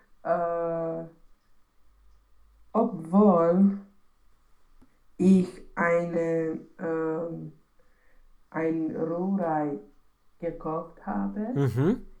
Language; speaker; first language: German; non-native, learner; Romanian